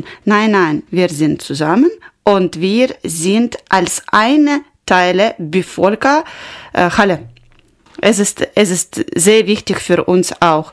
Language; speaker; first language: German; non-native, learner; Ukrainian